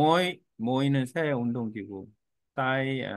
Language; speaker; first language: Korean; native; Korean